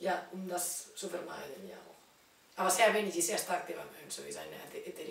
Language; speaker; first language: German; non-native, learner; Spanish